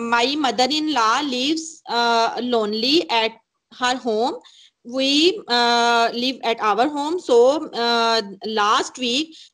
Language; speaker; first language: English; non-native, local second language; Punjabi